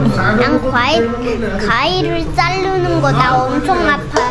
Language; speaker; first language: Korean; early bilingual, heritage; Korean